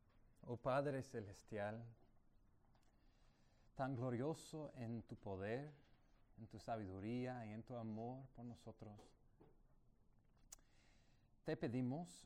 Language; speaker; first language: Spanish; non-native, fluent; English